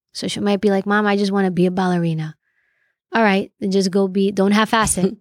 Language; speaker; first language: English; early bilingual, other home language; Greek